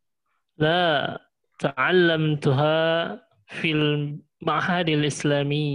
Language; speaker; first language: Arabic; non-native, learner; Indonesian